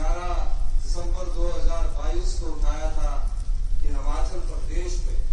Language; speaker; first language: Hindi; native; Hindi